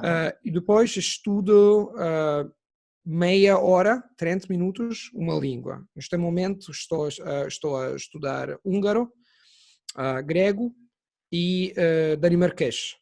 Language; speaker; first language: Portuguese; non-native, fluent; Italian